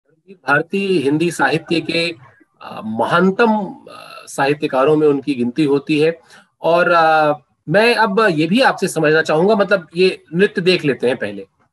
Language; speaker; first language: Hindi; native; Hindi